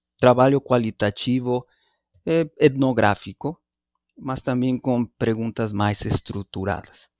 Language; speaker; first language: Portuguese; non-native, fluent; Spanish